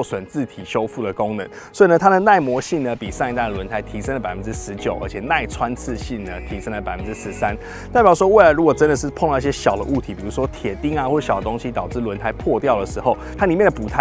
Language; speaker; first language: Chinese; native; Chinese